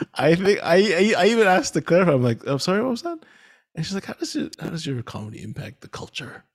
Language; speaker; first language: English; early bilingual, other home language; Filipino